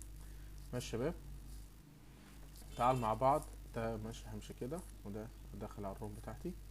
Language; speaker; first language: Arabic; native; Arabic